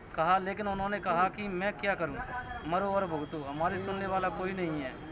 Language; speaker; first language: Hindi; native; Hindi